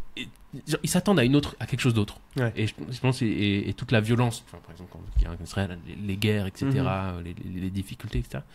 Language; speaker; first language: French; native; French